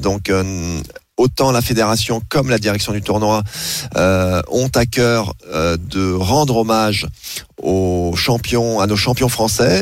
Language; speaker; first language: French; native; French